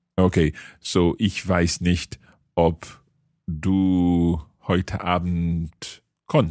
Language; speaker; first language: German; non-native, learner; English